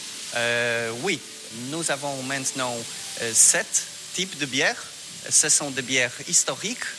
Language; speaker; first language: French; non-native, learner; Polish